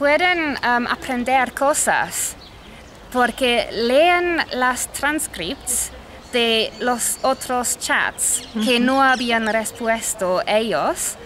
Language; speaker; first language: Spanish; non-native, fluent; English